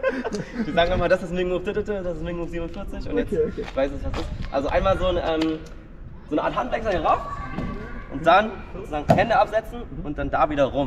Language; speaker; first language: German; native; German